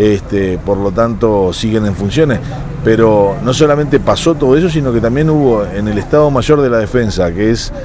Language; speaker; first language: Spanish; native; Spanish